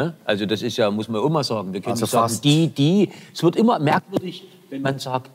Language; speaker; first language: German; native; German